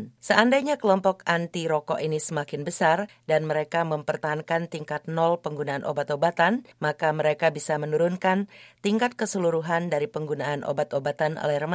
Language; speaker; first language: Indonesian; native; Indonesian